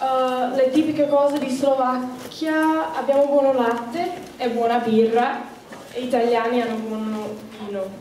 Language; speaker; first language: Italian; early bilingual, heritage; Slovak